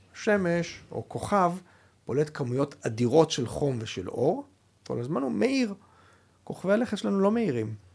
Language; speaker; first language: Hebrew; native; Hebrew